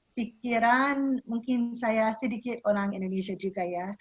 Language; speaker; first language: Indonesian; non-native, learner; English